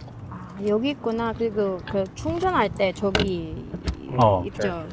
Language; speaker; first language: Korean; non-native, fluent; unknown